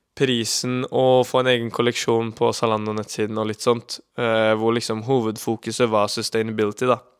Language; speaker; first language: Norwegian; native; Norwegian